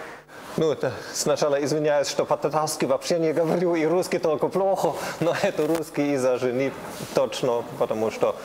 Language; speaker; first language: Russian; non-native, learner; German